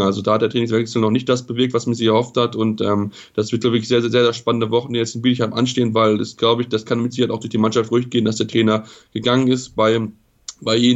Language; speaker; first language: German; native; German